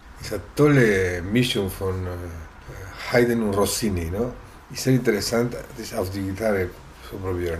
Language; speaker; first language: German; non-native, learner; Italian